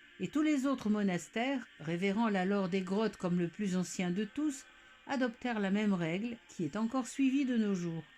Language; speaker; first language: French; native; French